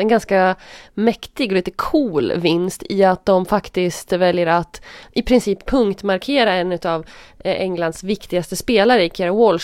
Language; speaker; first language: Swedish; native; Swedish